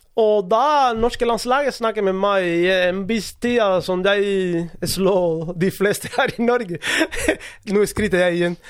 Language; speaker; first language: Norwegian; non-native, fluent; Spanish